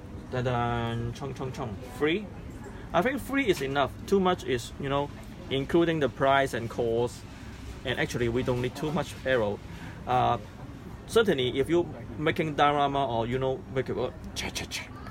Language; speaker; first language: English; non-native, local second language; Cantonese